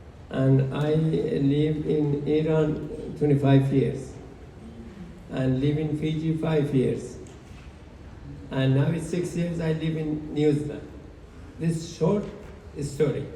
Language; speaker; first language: English; non-native, learner; Persian